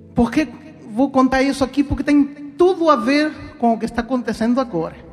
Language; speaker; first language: Portuguese; non-native, fluent; Spanish